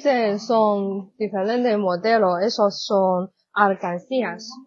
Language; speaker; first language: Spanish; non-native, learner; Chinese